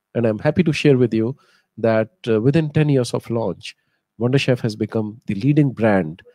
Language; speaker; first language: English; non-native, local second language; Hindi